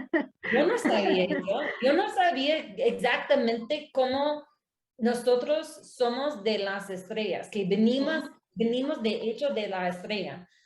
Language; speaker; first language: Spanish; non-native, learner; English